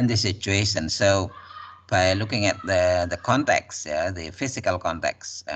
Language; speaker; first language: English; non-native, fluent; Indonesian